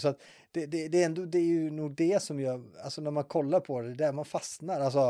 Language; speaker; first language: Swedish; native; Swedish